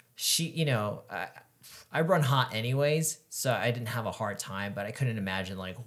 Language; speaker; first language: English; native; English